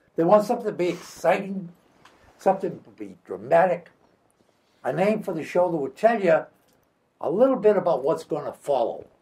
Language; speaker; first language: English; native; English